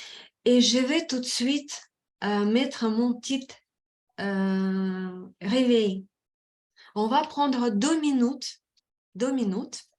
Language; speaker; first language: French; non-native, fluent; Russian